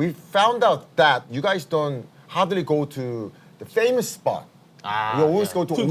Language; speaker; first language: English; non-native, learner; Korean